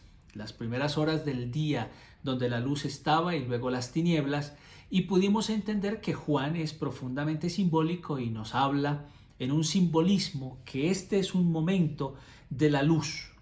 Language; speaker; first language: Spanish; native; Spanish